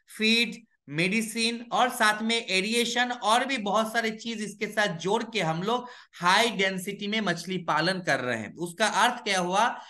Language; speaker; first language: Hindi; non-native, local second language; Bangla